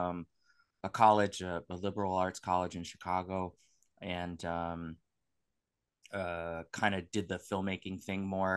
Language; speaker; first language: English; native; English